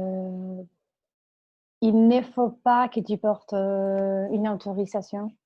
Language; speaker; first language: French; non-native, fluent; Spanish